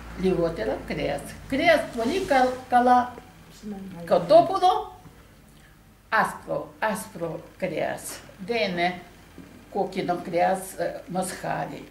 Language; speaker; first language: Greek; non-native, learner; Russian